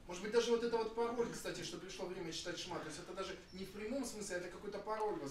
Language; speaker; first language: Russian; native; Russian